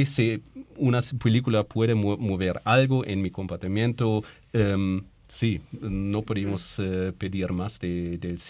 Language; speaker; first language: Spanish; non-native, fluent; German